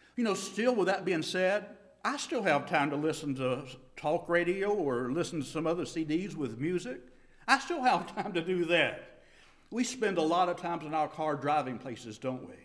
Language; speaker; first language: English; native; English